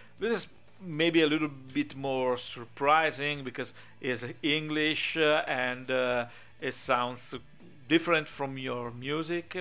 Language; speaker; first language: English; non-native, fluent; Italian